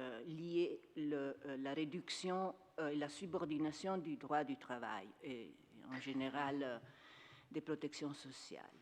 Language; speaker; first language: French; non-native, fluent; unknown